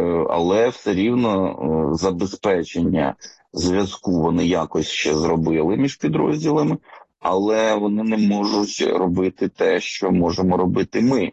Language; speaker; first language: Ukrainian; native; Ukrainian